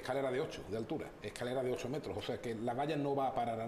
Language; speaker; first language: Spanish; native; Spanish